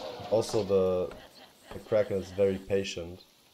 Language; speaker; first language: English; non-native, fluent; German